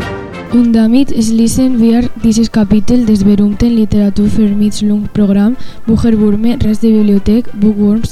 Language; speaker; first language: German; non-native, learner; Spanish